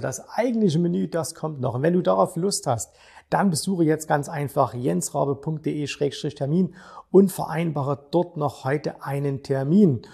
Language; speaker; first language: German; native; German